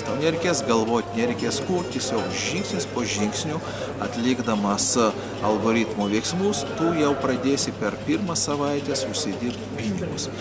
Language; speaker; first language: Lithuanian; native; Lithuanian